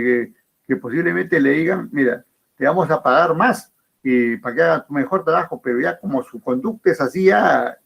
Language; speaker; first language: Spanish; native; Spanish